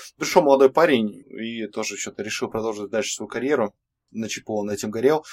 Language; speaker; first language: Russian; native; Russian